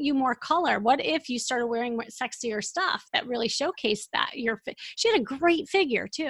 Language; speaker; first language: English; native; English